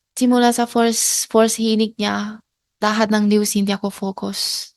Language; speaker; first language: Filipino; non-native, learner; Chinese